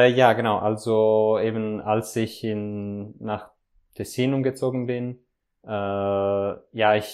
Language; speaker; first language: German; non-native, fluent; Italian